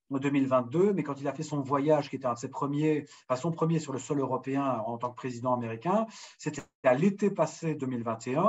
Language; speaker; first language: French; native; French